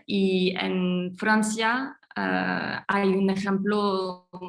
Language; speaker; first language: Spanish; non-native, fluent; French